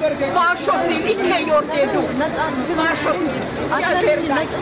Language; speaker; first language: Norwegian; non-native, learner; Amharic